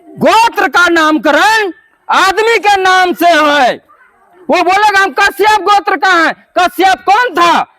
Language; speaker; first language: Hindi; non-native, local second language; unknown